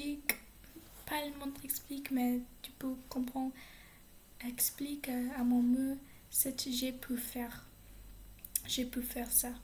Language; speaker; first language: French; non-native, learner; English